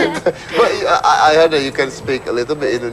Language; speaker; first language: English; non-native, learner; Indonesian